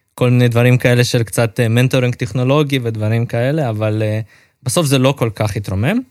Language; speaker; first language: Hebrew; non-native, fluent; Russian